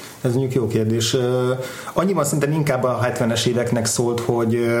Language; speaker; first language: Hungarian; native; Hungarian